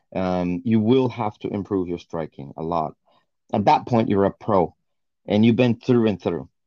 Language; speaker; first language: English; non-native, fluent; Portuguese